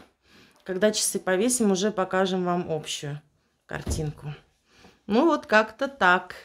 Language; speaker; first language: Russian; native; Russian